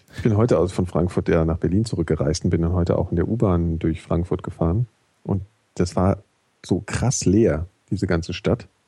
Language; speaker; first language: German; native; German